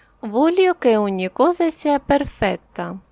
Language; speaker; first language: Italian; non-native, fluent; Ukrainian